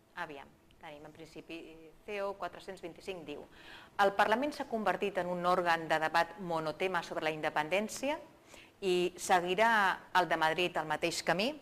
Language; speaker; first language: Catalan; native; Catalan